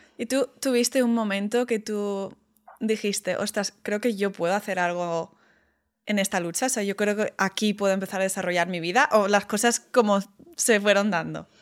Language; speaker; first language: Spanish; non-native, fluent; English